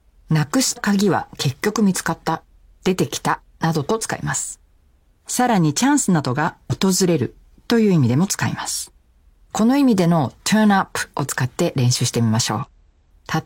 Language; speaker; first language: Japanese; native; Japanese